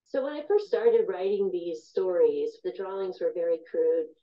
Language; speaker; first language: English; native; English